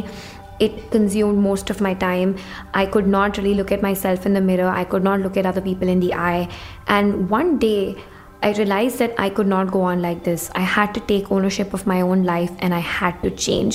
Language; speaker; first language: English; non-native, local second language; Hindi